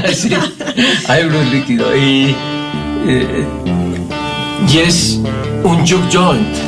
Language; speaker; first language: Spanish; native; Spanish